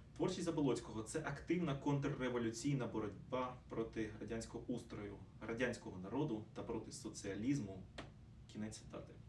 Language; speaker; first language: Ukrainian; non-native, local second language; Russian